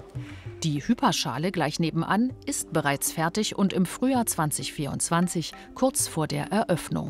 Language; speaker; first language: German; native; German